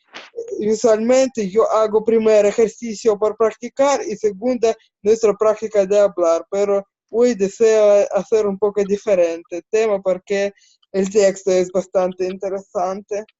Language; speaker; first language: Spanish; non-native, learner; Ukrainian